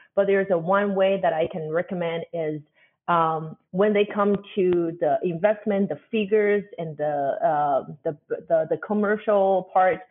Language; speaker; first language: English; non-native, fluent; Chinese